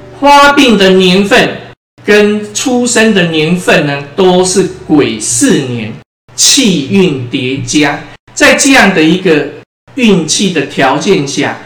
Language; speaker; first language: Chinese; native; Chinese